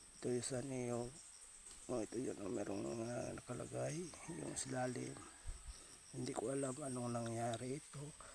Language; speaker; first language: Filipino; non-native, local second language; Cebuano